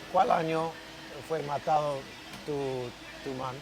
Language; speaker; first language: Spanish; non-native, learner; English